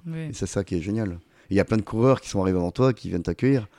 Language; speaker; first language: French; native; French